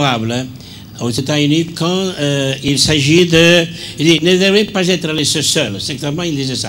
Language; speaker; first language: French; non-native, fluent; Catalan